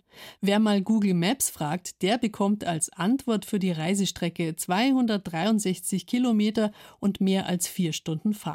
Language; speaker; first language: German; native; German